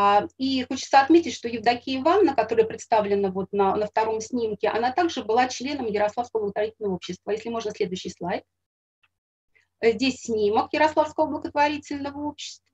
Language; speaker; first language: Russian; native; Russian